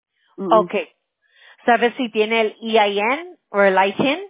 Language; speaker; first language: Spanish; early bilingual, heritage; Spanish